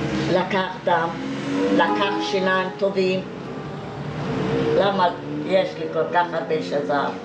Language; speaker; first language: Hebrew; non-native, fluent; Hungarian